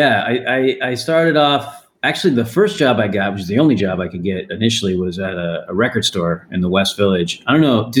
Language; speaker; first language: English; native; English